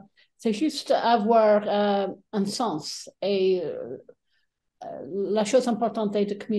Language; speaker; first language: French; non-native, fluent; English